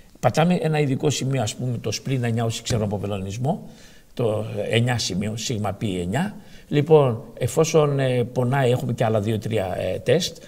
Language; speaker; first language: Greek; early bilingual, heritage; Greek